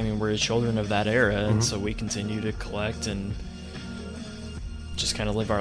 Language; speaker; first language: English; native; English